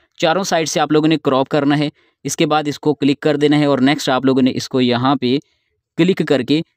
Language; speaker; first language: Urdu; non-native, local second language; Sindhi